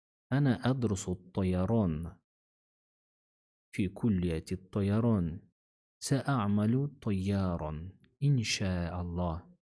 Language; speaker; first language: Arabic; non-native, fluent; Kazakh